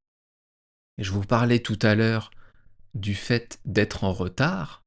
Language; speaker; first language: French; native; French